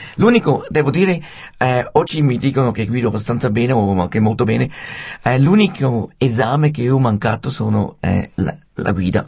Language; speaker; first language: Italian; non-native, fluent; Swiss German